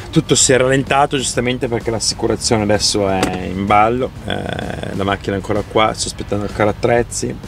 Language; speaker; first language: Italian; native; Italian